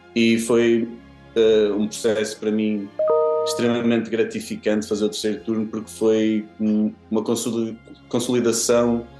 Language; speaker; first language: Portuguese; native; Portuguese